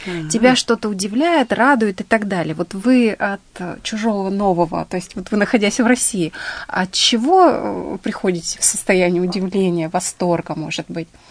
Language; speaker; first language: Russian; native; Russian